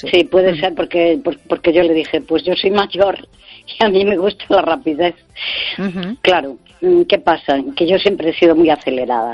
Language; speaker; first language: Spanish; native; Spanish